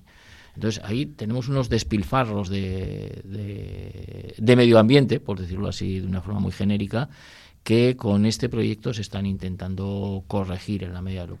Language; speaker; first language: Spanish; native; Spanish